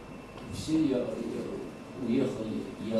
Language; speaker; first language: Russian; non-native, learner; Armenian